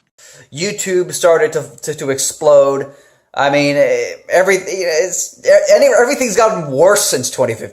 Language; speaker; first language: English; native; English